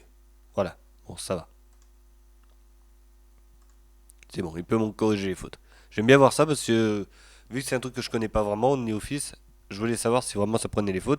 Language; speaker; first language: French; native; French